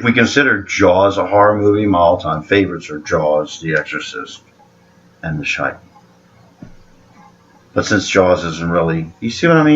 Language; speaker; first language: English; native; English